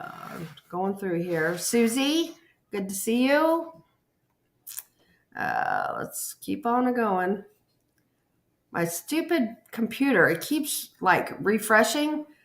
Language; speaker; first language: English; native; English